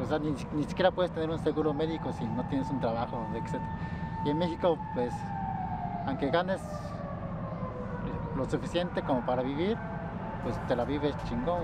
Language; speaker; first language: Spanish; native; Spanish